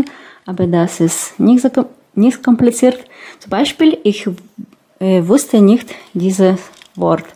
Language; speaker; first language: German; non-native, learner; Russian